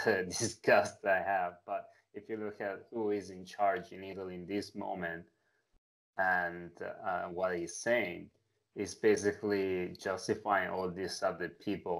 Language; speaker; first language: English; non-native, fluent; Italian